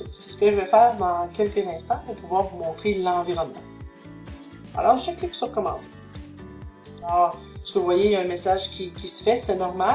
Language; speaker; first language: French; native; French